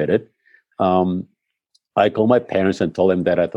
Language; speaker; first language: English; non-native, fluent; Spanish